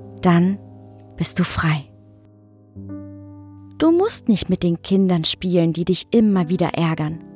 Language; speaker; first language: German; native; German